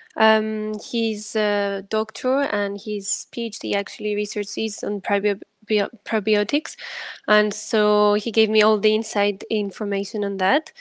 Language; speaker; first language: English; non-native, fluent; Greek